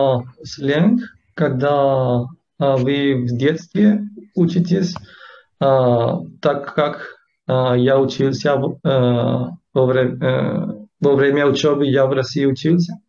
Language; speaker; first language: Russian; non-native, fluent; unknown